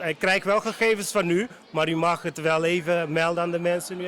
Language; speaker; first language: Dutch; non-native, local second language; Papiamento